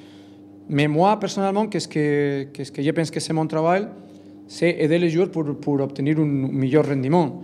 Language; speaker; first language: French; non-native, learner; Spanish